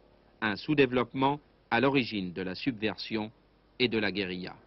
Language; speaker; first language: French; native; French